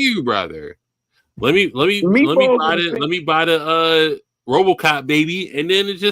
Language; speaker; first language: English; native; English